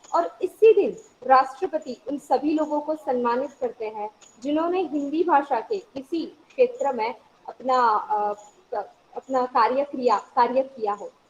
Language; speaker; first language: Hindi; non-native, local second language; Gujarati